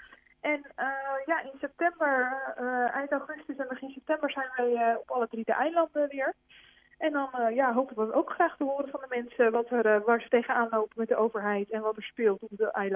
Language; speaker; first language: Dutch; native; Dutch